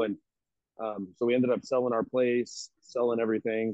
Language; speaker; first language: English; native; English